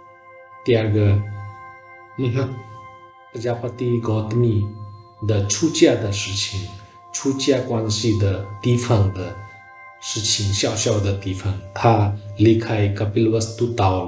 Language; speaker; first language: Chinese; non-native, learner; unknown